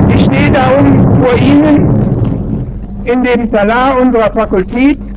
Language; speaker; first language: German; native; German